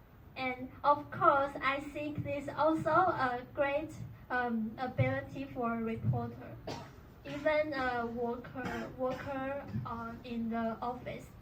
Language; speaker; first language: English; non-native, learner; Chinese